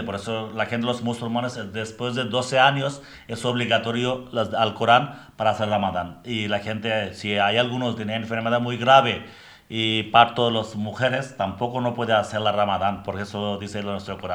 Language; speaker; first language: Spanish; non-native, learner; Bangla